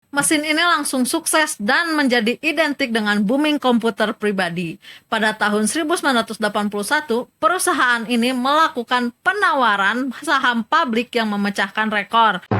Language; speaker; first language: Indonesian; native; Indonesian